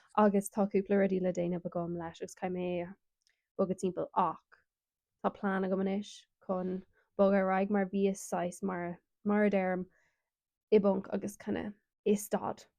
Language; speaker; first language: Irish; non-native, local second language; English